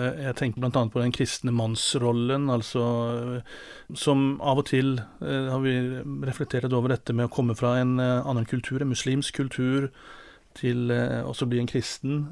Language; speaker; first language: Norwegian; native; Norwegian